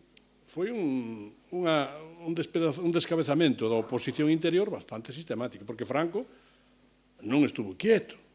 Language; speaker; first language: Galician; native; Galician